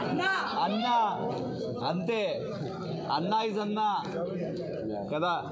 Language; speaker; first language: Telugu; non-native, learner; Hindi